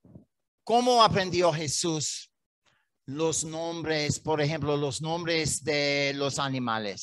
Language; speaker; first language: Spanish; non-native, learner; English